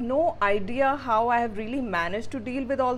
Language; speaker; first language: English; non-native, local second language; Hindi